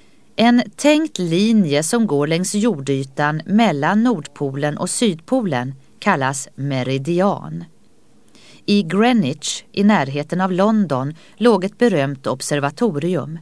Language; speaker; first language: Swedish; native; Swedish